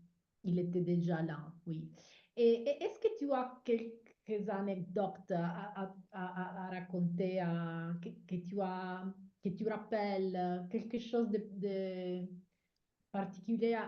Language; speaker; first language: French; non-native, fluent; Italian